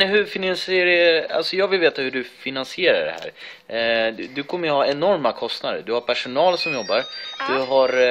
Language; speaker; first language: Swedish; native; Swedish